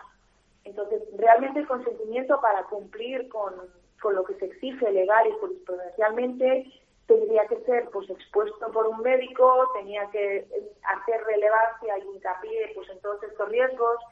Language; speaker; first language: Spanish; native; Spanish